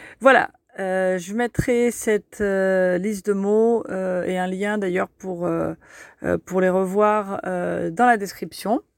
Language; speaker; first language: French; native; French